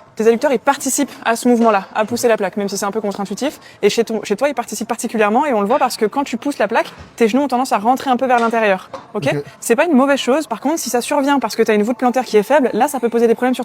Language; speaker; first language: French; native; French